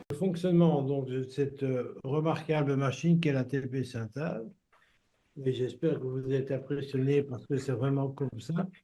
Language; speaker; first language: French; native; French